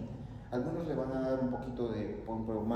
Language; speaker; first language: Spanish; native; Spanish